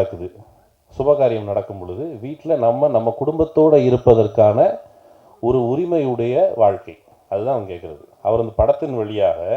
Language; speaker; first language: Tamil; native; Tamil